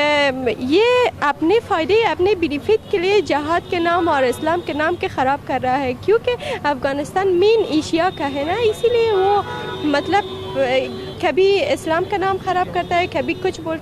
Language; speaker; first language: Hindi; non-native, local second language; Persian